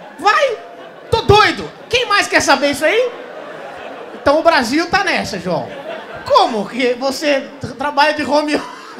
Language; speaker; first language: Portuguese; native; Portuguese